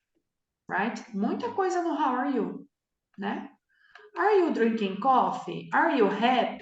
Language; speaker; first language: English; non-native, fluent; Portuguese